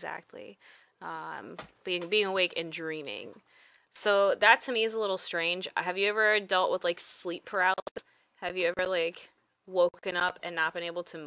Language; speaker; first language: English; native; English